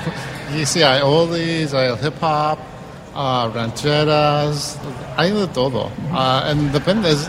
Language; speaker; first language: Spanish; early bilingual, heritage; Spanish